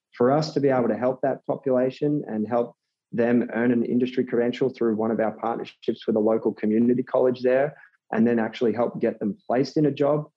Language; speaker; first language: English; native; English